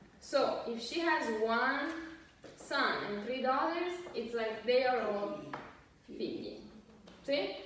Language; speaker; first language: English; non-native, fluent; Italian